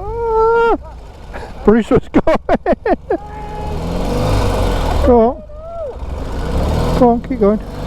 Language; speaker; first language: English; native; English